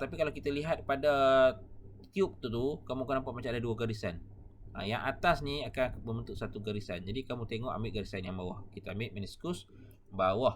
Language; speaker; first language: Malay; native; Malay